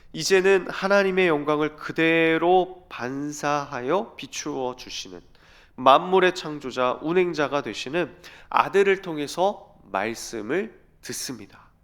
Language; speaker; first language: Korean; native; Korean